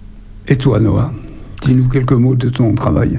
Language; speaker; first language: French; native; French